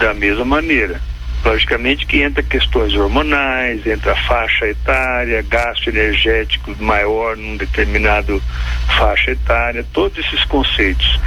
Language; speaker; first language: Portuguese; native; Portuguese